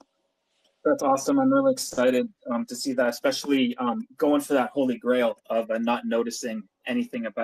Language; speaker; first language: English; native; English